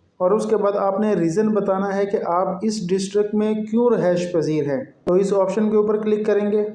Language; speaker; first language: Urdu; non-native, local second language; Punjabi